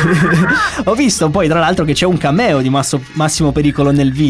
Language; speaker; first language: Italian; native; Italian